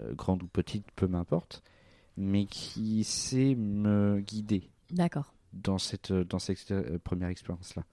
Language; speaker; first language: French; native; French